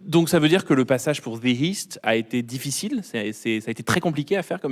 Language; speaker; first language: French; native; French